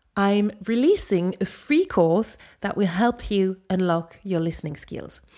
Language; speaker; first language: English; non-native, fluent; French